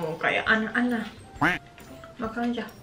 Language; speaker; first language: Indonesian; non-native, learner; Japanese